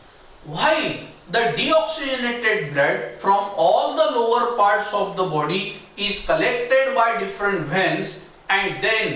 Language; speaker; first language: English; non-native, local second language; Marathi